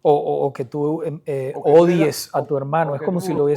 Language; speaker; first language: Spanish; native; Spanish